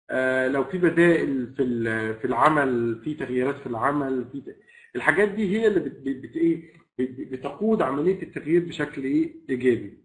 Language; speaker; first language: Arabic; native; Arabic